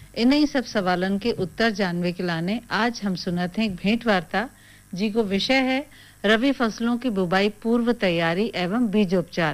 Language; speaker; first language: Hindi; native; Hindi